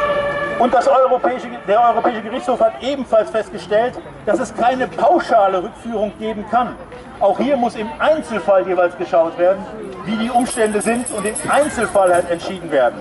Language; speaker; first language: German; native; German